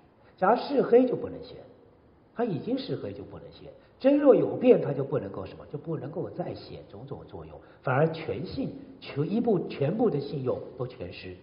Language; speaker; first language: Chinese; native; Chinese